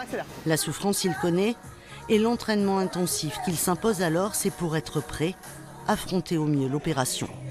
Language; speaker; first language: French; native; French